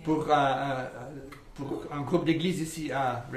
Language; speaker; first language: French; native; French